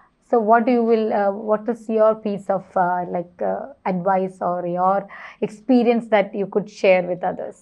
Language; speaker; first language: English; non-native, local second language; Malayalam